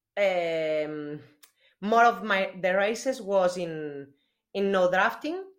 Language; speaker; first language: English; non-native, learner; Spanish